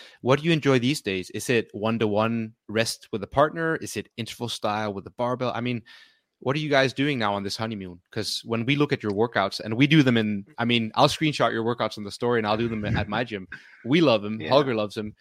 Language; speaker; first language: English; non-native, fluent; Danish